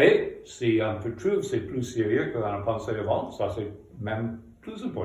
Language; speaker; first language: French; non-native, fluent; English